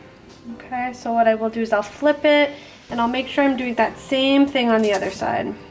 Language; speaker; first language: English; native; English